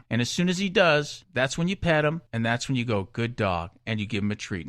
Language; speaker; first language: English; native; English